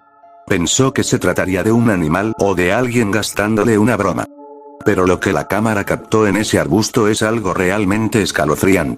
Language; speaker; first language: Spanish; native; Spanish